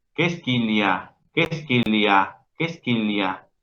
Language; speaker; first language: French; non-native, fluent; Spanish